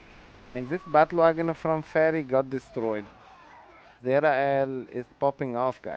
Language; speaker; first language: English; non-native, fluent; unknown